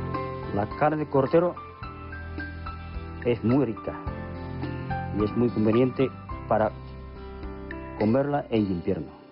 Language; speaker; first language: Spanish; non-native, fluent; Chinese